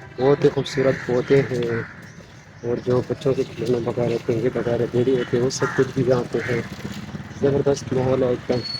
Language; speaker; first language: Urdu; non-native, local second language; Saraiki